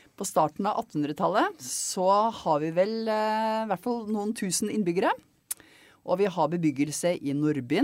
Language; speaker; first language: Norwegian; native; Norwegian